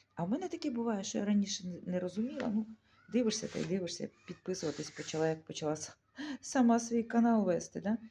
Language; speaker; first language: Ukrainian; non-native, local second language; Russian